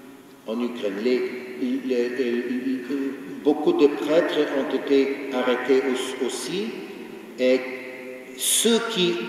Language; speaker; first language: French; non-native, fluent; Ukrainian